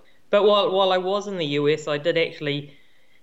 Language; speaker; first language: English; native; English